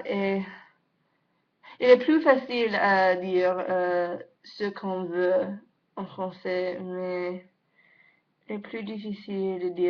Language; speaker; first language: French; non-native, learner; English